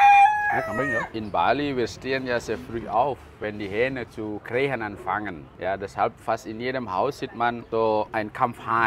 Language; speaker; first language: German; non-native, fluent; Balinese